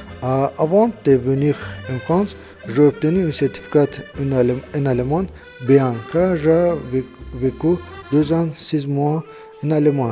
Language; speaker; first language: French; non-native, learner; Azerbaijani